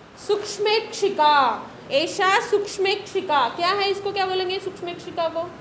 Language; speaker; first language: Hindi; non-native, local second language; Marathi